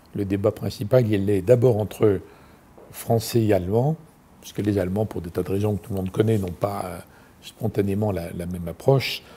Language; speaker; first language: French; native; French